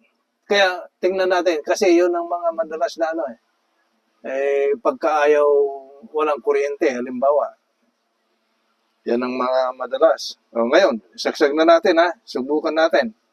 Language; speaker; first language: Filipino; native; Filipino